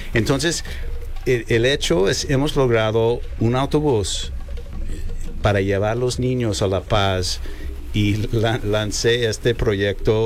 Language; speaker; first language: Spanish; non-native, learner; English